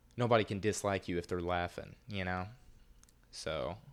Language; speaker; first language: English; native; English